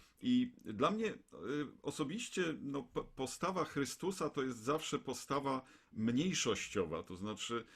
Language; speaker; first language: Polish; native; Polish